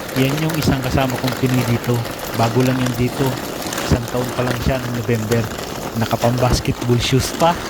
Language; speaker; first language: Filipino; native; Filipino